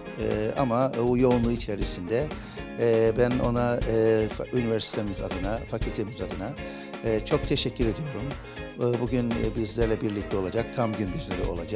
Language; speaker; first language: Turkish; native; Turkish